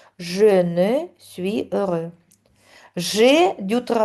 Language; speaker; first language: French; non-native, fluent; Russian